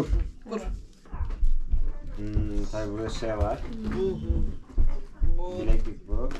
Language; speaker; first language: Turkish; native; Turkish